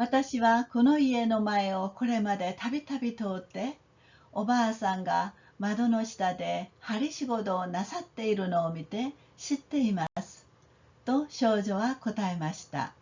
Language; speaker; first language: Japanese; non-native, fluent; Korean